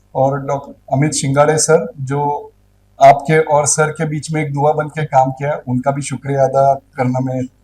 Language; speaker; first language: Hindi; non-native, local second language; Marathi